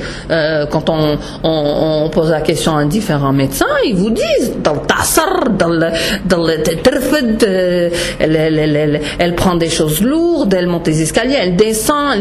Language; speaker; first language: French; non-native, local second language; Arabic